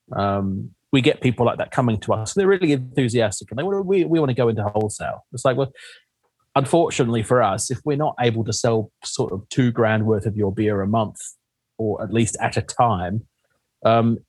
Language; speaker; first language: English; native; English